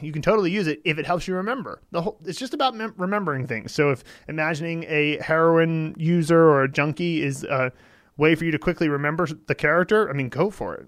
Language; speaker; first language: English; native; English